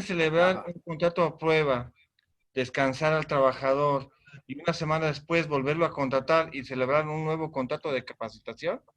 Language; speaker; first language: Spanish; native; Spanish